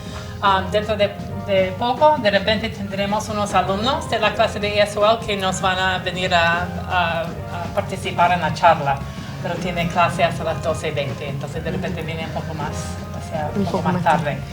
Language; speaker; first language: Spanish; non-native, fluent; English